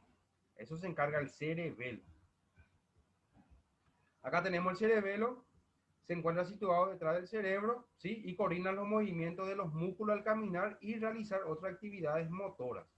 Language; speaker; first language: Spanish; native; Spanish